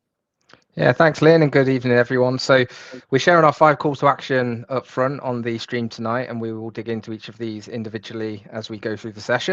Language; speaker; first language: English; native; English